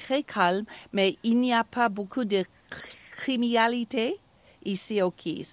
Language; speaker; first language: French; non-native, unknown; English